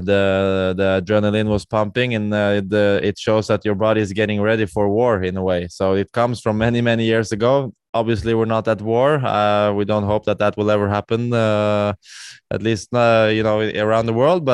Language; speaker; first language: English; non-native, fluent; Norwegian